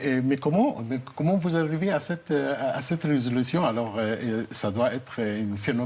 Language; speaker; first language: French; non-native, fluent; Arabic